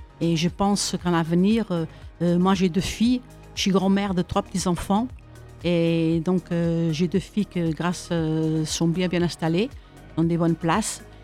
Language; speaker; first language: French; early bilingual, other home language; Portuguese